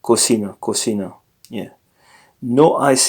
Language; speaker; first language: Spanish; non-native, learner; English